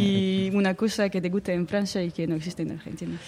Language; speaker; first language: Spanish; non-native, fluent; French